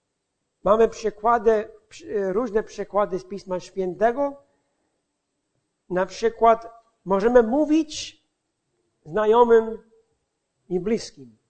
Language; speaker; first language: Polish; non-native, fluent; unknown